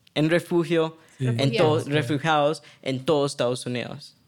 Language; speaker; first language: Spanish; early bilingual, heritage; Spanish